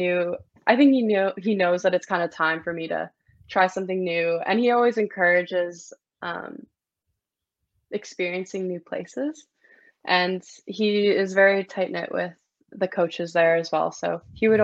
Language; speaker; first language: English; native; English